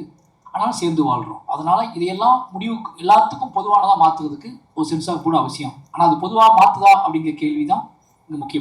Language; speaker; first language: Tamil; native; Tamil